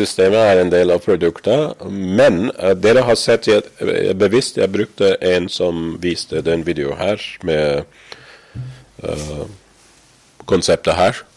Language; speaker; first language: Norwegian; non-native, fluent; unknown